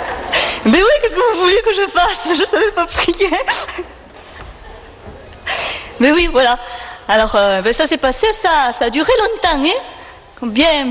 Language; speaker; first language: French; native; French